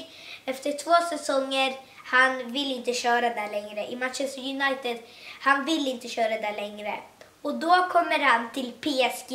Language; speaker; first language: Swedish; early bilingual, other home language; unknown